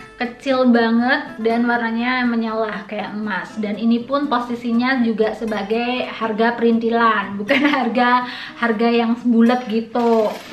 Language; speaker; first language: Indonesian; native; Indonesian